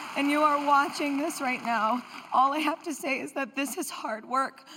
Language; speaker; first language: English; native; English